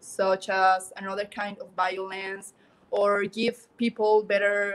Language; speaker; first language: English; non-native, learner; Spanish